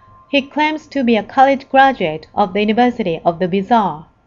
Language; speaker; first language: English; non-native, fluent; Japanese